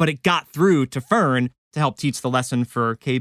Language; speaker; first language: English; native; English